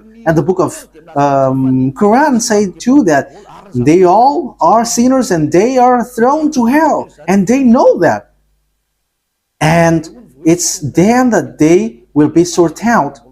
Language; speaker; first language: English; non-native, fluent; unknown